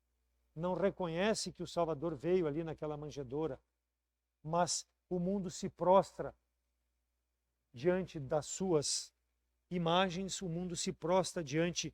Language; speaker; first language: Portuguese; native; Portuguese